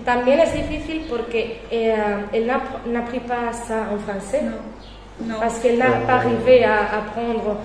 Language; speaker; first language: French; non-native, fluent; Spanish